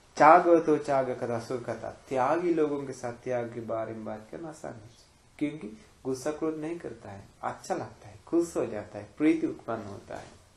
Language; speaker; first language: Hindi; non-native, fluent; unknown